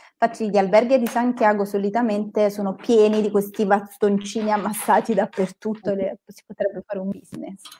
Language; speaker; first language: Italian; native; Italian